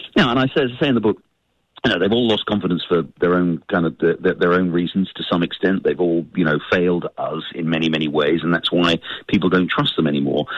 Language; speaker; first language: English; native; English